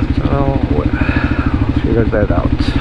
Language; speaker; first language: English; non-native, fluent; Portuguese